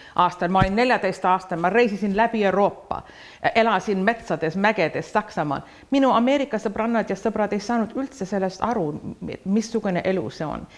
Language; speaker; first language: Estonian; early bilingual, heritage; Estonian